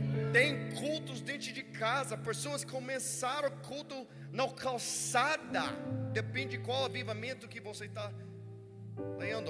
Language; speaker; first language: Portuguese; non-native, learner; English